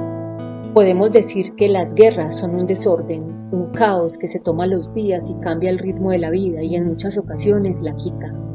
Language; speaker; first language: Spanish; native; Spanish